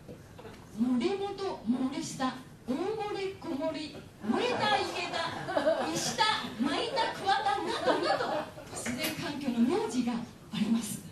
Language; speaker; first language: Japanese; non-native, fluent; Chinese